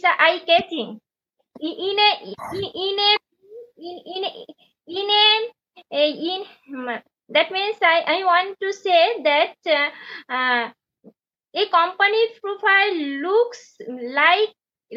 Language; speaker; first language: English; non-native, learner; Bangla